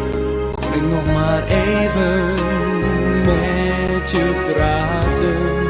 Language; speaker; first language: Dutch; non-native, learner; Indonesian